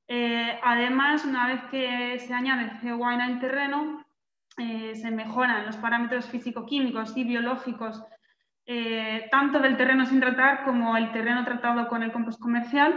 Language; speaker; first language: Spanish; native; Spanish